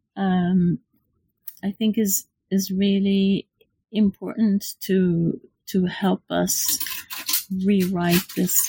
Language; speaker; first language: English; non-native, fluent; Hebrew